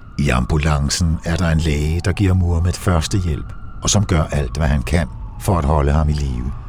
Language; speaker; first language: Danish; native; Danish